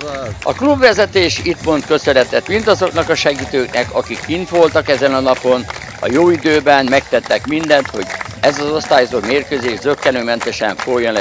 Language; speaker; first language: Hungarian; native; Hungarian